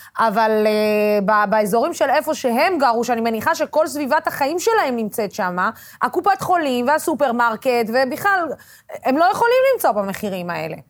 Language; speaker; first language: Hebrew; non-native, local second language; Arabic